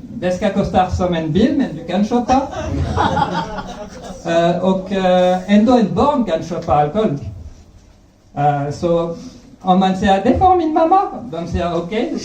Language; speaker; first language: Swedish; non-native, fluent; French